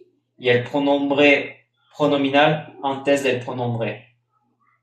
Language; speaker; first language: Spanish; non-native, fluent; French